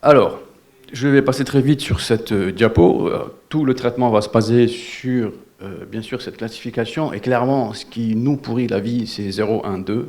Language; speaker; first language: French; non-native, local second language; Wolof